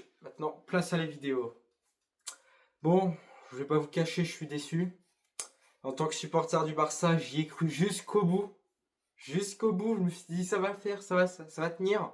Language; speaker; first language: French; native; French